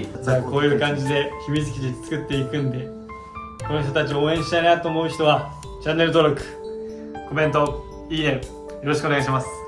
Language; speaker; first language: Japanese; native; Japanese